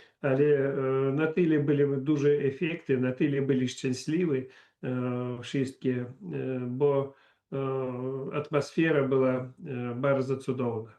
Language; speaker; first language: Polish; non-native, learner; Belarusian